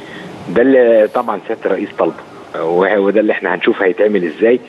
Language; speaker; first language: Arabic; native; Arabic